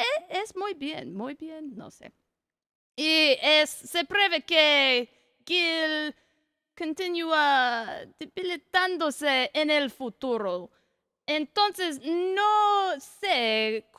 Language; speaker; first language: Spanish; non-native, learner; English